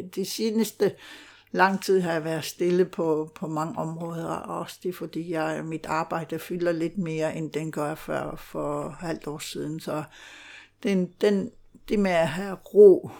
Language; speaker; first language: Danish; non-native, local second language; Kalaallisut